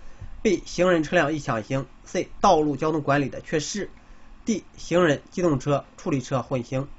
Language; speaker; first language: Chinese; native; Chinese